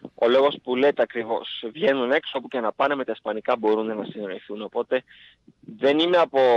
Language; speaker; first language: Greek; native; Greek